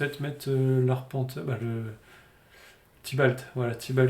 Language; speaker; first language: French; native; French